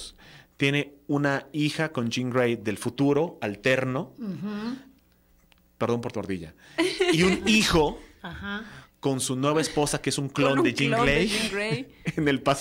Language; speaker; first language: Spanish; native; Spanish